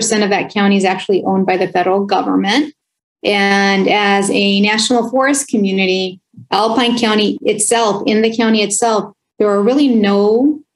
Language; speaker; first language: English; early bilingual, other home language; Spanish